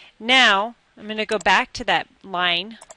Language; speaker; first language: English; native; English